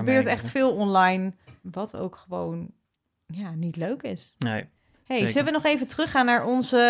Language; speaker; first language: Dutch; native; Dutch